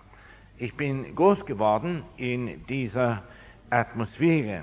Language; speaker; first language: German; non-native, fluent; English